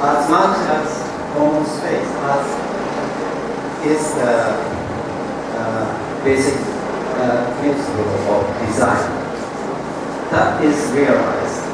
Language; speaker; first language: English; non-native, learner; Japanese